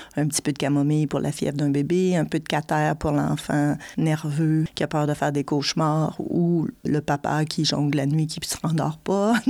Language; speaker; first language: French; native; French